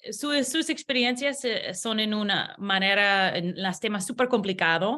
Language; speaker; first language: Spanish; non-native, learner; English